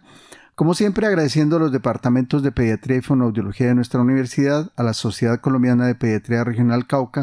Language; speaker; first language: Spanish; native; Spanish